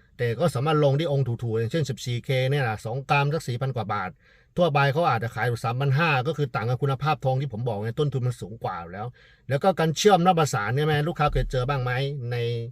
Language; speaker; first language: Thai; non-native, fluent; Chinese